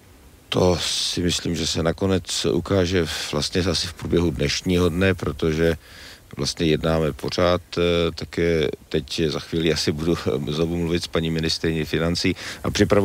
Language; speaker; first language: Czech; native; Czech